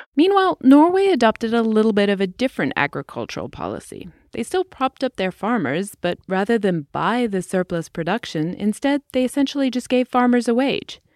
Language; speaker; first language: English; native; English